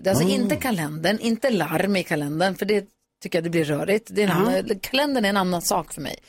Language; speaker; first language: Swedish; native; Swedish